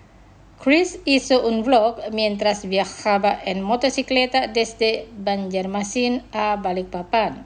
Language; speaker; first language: Spanish; non-native, fluent; Indonesian